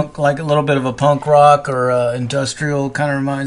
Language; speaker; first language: English; native; English